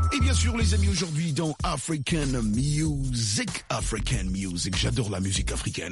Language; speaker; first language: French; non-native, local second language; Lingala